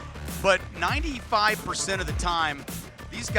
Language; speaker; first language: English; native; English